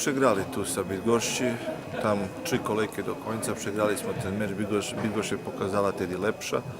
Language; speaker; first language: Polish; non-native, learner; Serbian